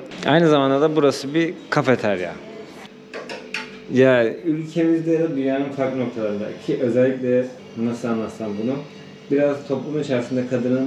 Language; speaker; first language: Turkish; native; Turkish